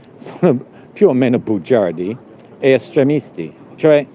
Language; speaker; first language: Italian; non-native, learner; English